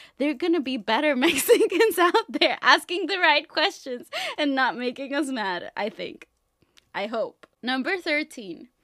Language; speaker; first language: English; non-native, fluent; Spanish